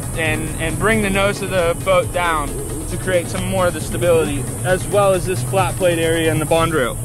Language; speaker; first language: English; native; English